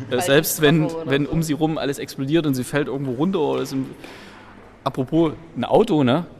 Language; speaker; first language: German; native; German